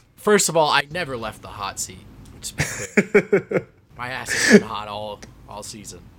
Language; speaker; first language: English; native; English